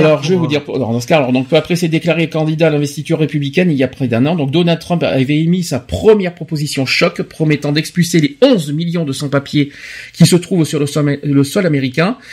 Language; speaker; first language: French; native; French